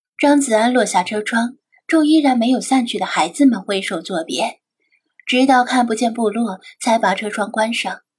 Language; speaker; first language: Chinese; native; Chinese